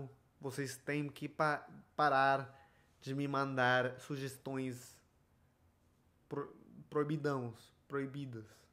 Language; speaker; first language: Portuguese; non-native, fluent; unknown